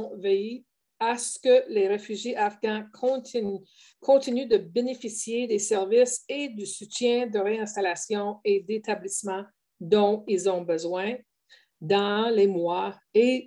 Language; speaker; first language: French; native; French